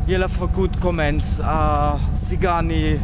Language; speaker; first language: Romanian; non-native, learner; German